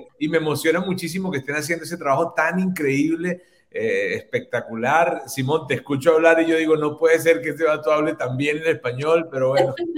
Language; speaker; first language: Spanish; native; Spanish